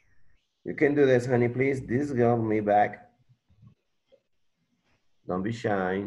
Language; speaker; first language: English; non-native, learner; Spanish